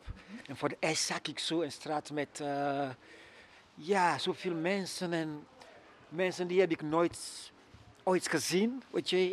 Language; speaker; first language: Dutch; non-native, learner; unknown